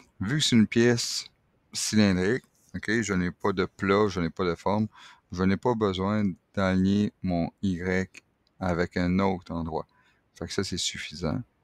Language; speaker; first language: French; native; French